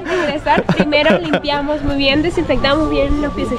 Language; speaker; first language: Spanish; native; Spanish